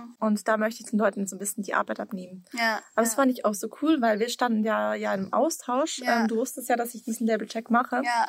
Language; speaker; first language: German; non-native, fluent; Swiss German